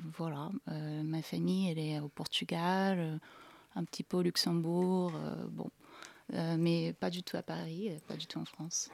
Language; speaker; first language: French; non-native, fluent; Portuguese